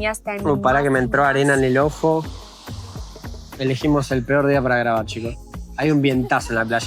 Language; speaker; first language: Spanish; native; Spanish